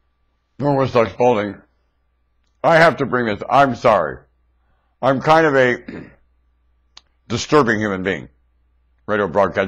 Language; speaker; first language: English; native; English